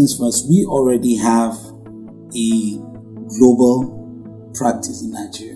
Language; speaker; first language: English; non-native, local second language; Hausa